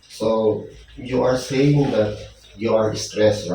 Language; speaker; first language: English; non-native, local second language; Filipino